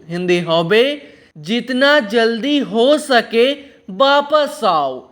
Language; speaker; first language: Hindi; non-native, local second language; Bangla